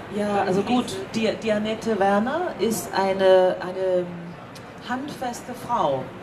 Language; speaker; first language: German; non-native, fluent; Danish